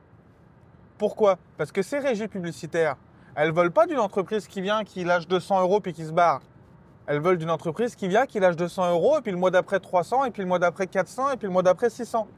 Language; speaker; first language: French; native; French